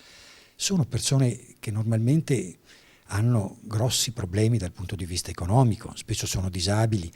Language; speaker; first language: Italian; native; Italian